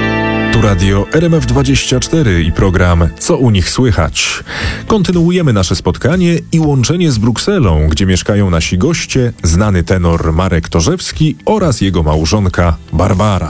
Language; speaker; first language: Polish; native; Polish